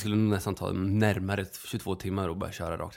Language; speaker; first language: Swedish; native; Swedish